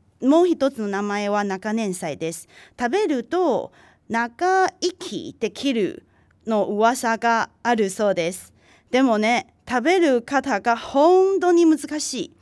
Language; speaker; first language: Japanese; non-native, fluent; Chinese